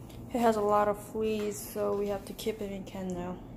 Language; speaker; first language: English; non-native, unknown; Korean